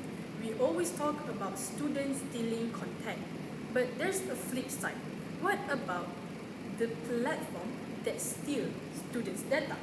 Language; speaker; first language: English; non-native, local second language; Malay